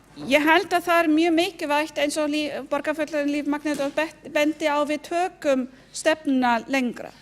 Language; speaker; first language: Icelandic; non-native, fluent; German